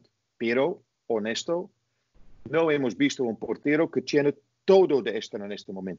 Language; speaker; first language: Spanish; non-native, fluent; Dutch